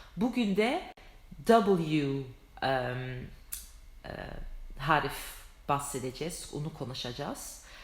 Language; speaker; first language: Turkish; early bilingual, heritage; Turkish